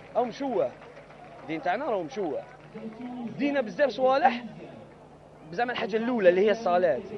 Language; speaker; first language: Arabic; native; Arabic